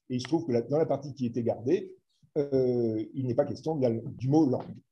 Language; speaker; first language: French; native; French